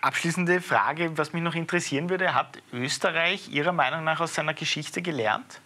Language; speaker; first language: German; native; German